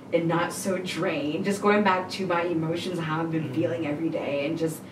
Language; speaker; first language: English; native; English